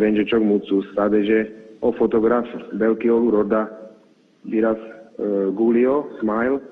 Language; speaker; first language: Turkish; non-native, learner; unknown